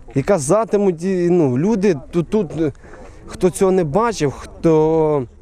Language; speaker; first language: Ukrainian; native; Ukrainian